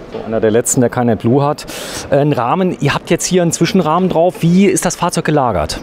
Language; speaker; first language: German; native; German